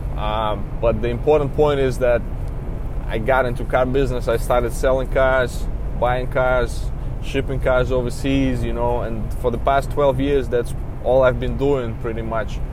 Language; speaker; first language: English; non-native, fluent; Russian